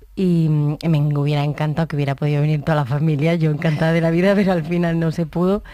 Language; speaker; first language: Spanish; native; Spanish